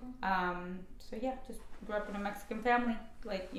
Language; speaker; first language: English; native; English